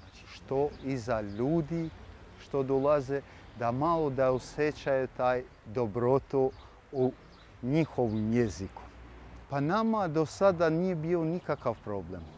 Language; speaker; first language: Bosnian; early bilingual, heritage; Serbian